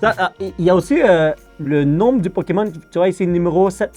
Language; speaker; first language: French; native; French